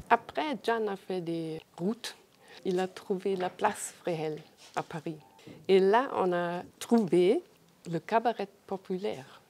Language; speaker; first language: French; non-native, fluent; German